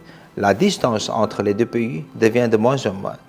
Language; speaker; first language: French; non-native, fluent; Chinese